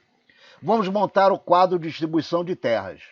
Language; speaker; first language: Portuguese; native; Portuguese